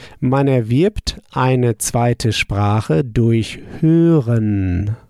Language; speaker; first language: German; non-native, fluent; English